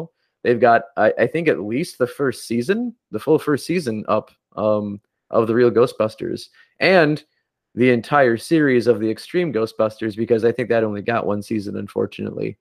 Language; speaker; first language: English; native; English